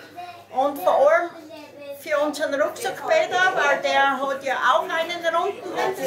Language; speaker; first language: German; native; German